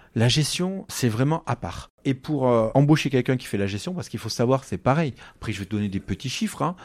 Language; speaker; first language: French; native; French